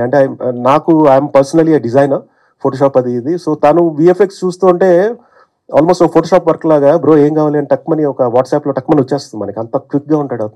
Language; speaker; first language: Telugu; native; Telugu